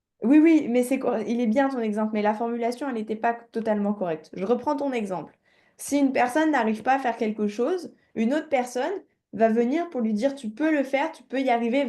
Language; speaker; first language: French; native; French